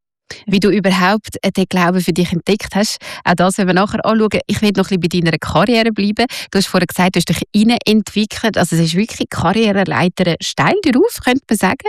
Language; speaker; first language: German; native; German